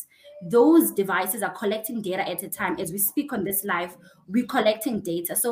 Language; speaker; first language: English; non-native, local second language; Xhosa